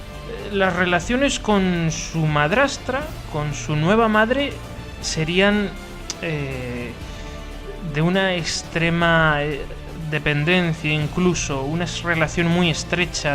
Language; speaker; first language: Spanish; native; Spanish